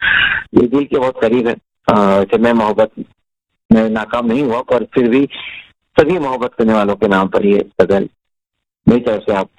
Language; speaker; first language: Hindi; native; Hindi